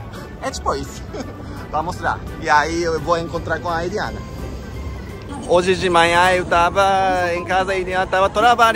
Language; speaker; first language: Portuguese; non-native, fluent; Japanese